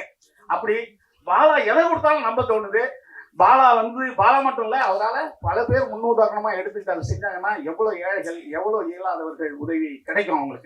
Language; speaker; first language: Tamil; native; Tamil